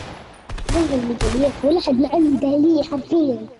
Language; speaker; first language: Arabic; native; Arabic